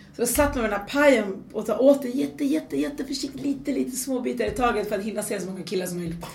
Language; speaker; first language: Swedish; early bilingual, other home language; Persian